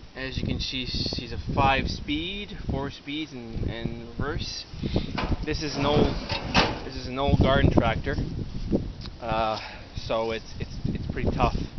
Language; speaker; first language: English; native; English